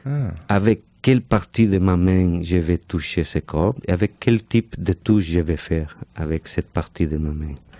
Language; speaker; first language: French; non-native, fluent; Catalan